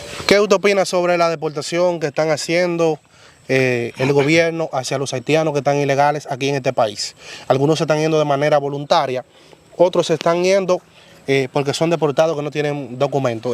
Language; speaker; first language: Spanish; native; Spanish